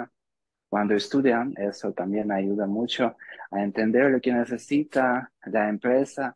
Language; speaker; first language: Spanish; non-native, learner; Russian